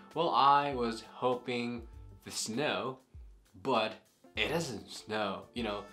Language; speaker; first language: English; non-native, fluent; Japanese